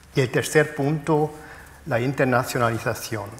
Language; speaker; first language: Spanish; non-native, fluent; German